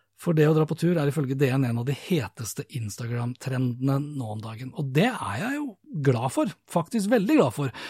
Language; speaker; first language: Norwegian; native; Norwegian